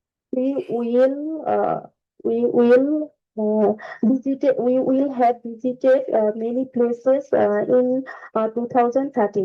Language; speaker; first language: English; non-native, learner; Bangla